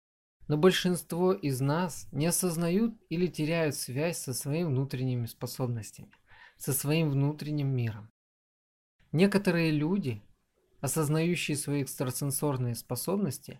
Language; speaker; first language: Russian; native; Russian